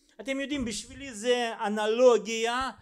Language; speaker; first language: Hebrew; non-native, fluent; Russian